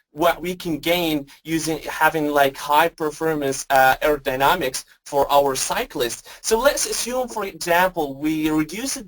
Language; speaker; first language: English; non-native, fluent; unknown